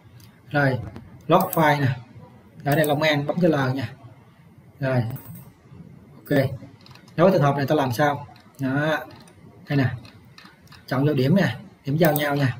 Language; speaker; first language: Vietnamese; native; Vietnamese